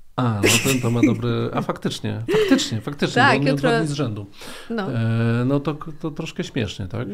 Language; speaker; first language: Polish; native; Polish